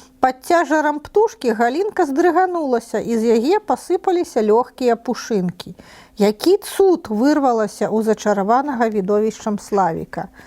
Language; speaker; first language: Belarusian; non-native, local second language; Russian